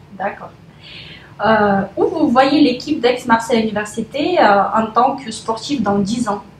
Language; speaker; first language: French; non-native, learner; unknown